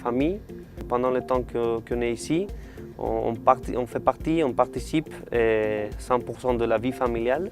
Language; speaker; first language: French; non-native, learner; Spanish